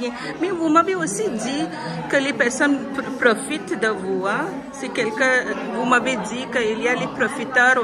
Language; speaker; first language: French; non-native, learner; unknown